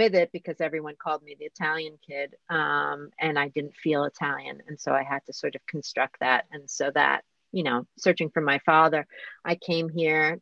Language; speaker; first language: English; native; English